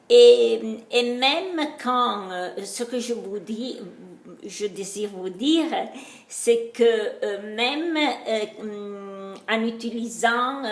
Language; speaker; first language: French; non-native, learner; Italian